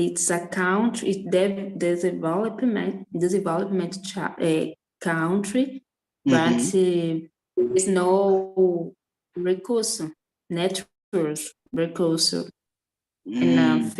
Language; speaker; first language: English; non-native, learner; Portuguese